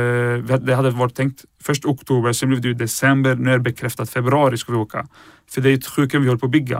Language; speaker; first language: Swedish; early bilingual, other home language; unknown